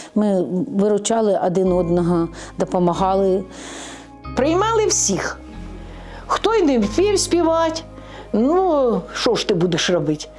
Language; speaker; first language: Ukrainian; native; Ukrainian